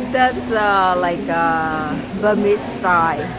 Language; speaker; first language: English; non-native, learner; Thai